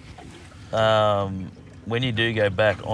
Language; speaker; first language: English; native; English